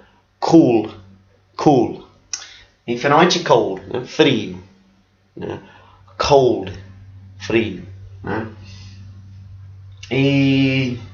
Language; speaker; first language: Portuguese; non-native, fluent; English